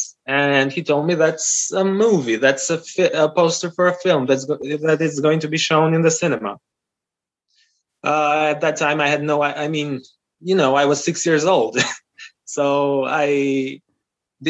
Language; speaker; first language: English; non-native, fluent; Albanian